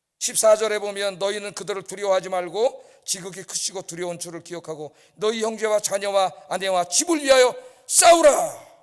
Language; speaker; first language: Korean; native; Korean